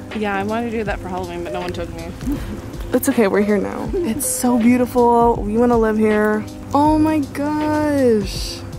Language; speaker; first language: English; native; English